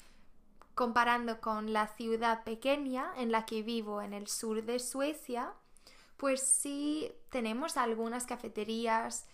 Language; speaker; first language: Spanish; non-native, fluent; Swedish